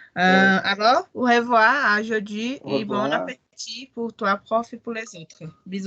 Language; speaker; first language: French; non-native, learner; Portuguese